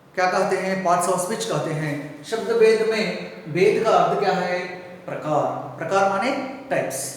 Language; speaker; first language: Hindi; non-native, local second language; Telugu